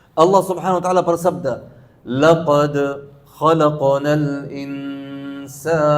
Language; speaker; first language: Malay; non-native, learner; Arabic